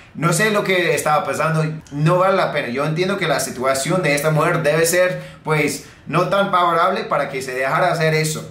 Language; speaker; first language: Spanish; non-native, fluent; English